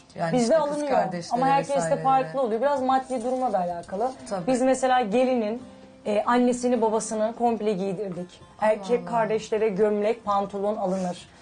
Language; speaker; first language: Turkish; native; Turkish